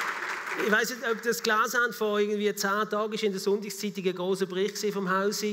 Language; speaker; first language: German; native; German